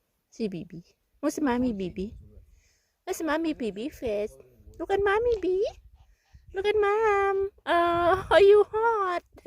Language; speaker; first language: English; non-native, learner; Thai